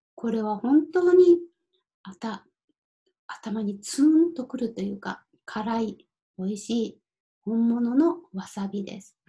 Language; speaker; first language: Japanese; native; Japanese